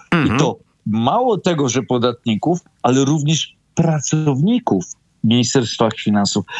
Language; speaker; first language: Polish; native; Polish